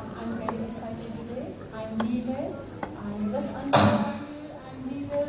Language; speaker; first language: English; non-native, learner; Nepali